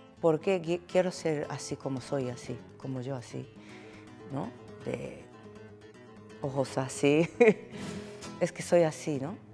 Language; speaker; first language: Spanish; non-native, fluent; Japanese